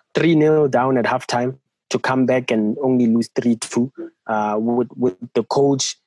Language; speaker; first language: English; non-native, local second language; Southern Sotho